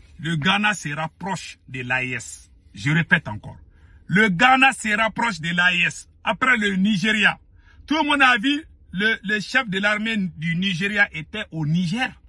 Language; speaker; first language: French; non-native, local second language; Bambara